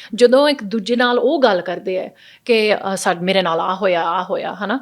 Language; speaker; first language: Punjabi; early bilingual, other home language; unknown